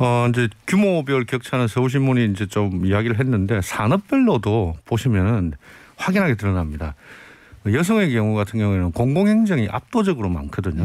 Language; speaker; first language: Korean; native; Korean